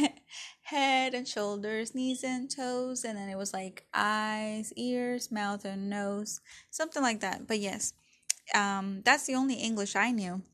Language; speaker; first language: English; early bilingual, other home language; Spanish